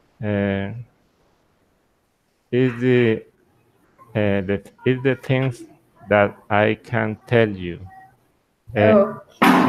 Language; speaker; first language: English; non-native, learner; Spanish